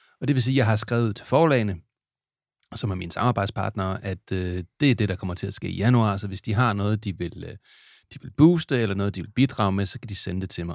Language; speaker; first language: Danish; native; Danish